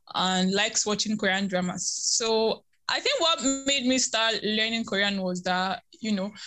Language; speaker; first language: English; non-native, local second language; Igbo